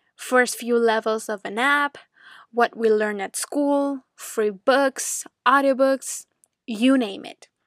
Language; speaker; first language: English; non-native, fluent; Spanish